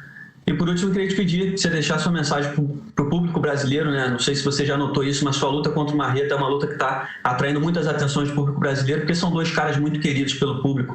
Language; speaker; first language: Portuguese; native; Portuguese